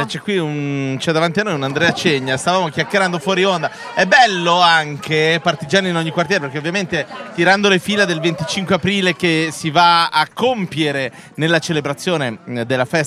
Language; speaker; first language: Italian; native; Italian